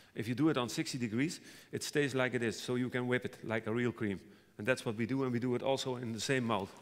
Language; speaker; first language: English; non-native, fluent; Dutch